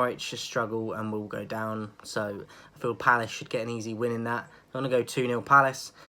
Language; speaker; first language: English; native; English